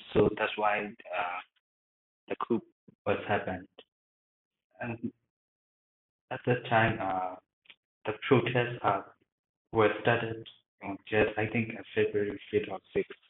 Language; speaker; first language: English; non-native, learner; Burmese